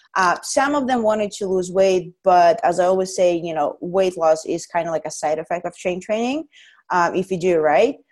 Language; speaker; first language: English; non-native, fluent; Russian